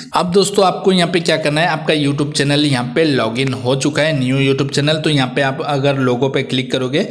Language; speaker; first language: Hindi; native; Hindi